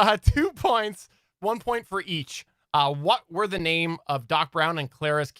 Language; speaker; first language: English; native; English